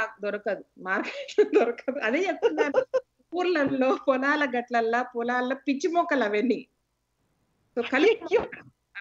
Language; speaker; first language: Telugu; native; Telugu